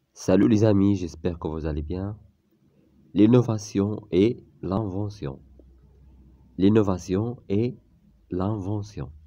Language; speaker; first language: French; non-native, local second language; Arabic